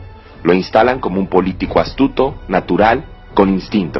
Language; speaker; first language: Spanish; native; Spanish